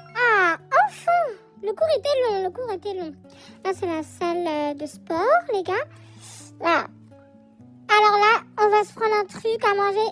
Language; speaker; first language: French; native; French